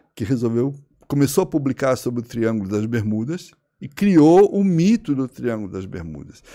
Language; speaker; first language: Portuguese; native; Portuguese